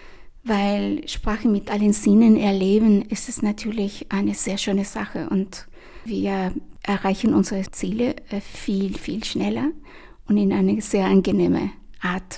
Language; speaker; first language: German; non-native, fluent; Spanish